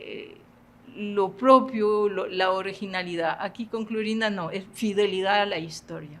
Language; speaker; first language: Spanish; non-native, fluent; French